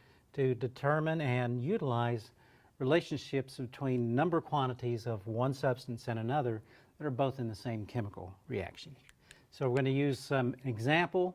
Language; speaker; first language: English; native; English